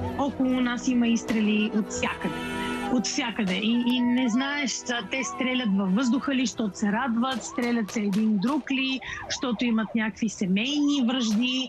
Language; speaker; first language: Bulgarian; native; Bulgarian